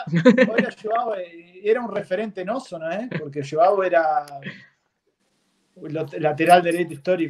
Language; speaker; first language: Portuguese; non-native, fluent; Spanish